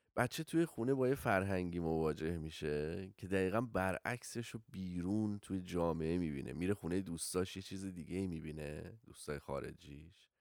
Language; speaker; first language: Persian; native; Persian